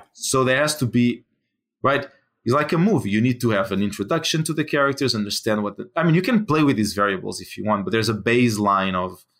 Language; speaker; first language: English; non-native, fluent; Portuguese